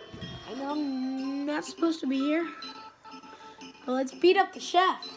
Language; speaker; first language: English; native; English